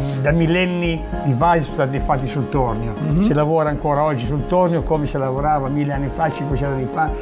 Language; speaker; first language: Italian; native; Italian